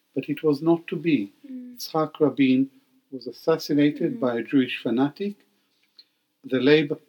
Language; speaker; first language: English; non-native, fluent; Hebrew